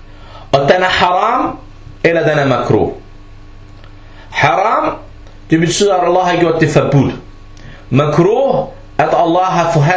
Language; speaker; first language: Danish; early bilingual, other home language; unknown